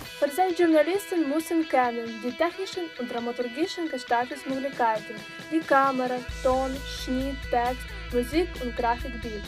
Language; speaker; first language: German; non-native, learner; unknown